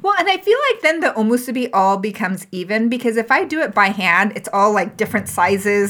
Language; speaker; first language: English; early bilingual, other home language; Japanese